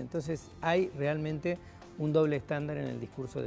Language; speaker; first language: Spanish; native; Spanish